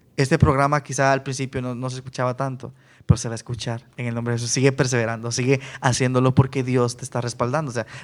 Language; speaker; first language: Spanish; native; Spanish